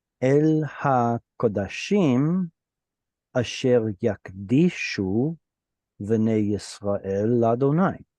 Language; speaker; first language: Hebrew; non-native, fluent; English